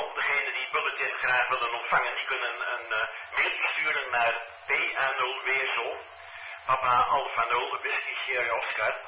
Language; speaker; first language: Dutch; native; Dutch